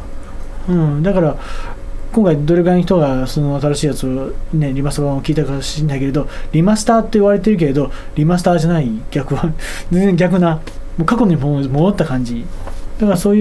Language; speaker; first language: Japanese; native; Japanese